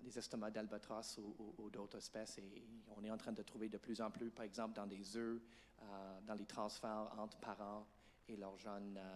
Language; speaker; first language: French; native; French